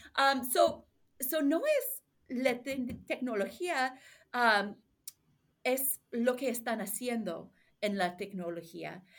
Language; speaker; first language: Spanish; non-native, learner; English